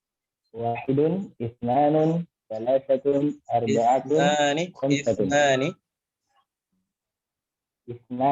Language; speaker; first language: Arabic; non-native, learner; Indonesian